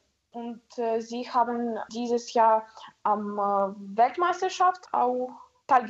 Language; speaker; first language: German; non-native, learner; Ukrainian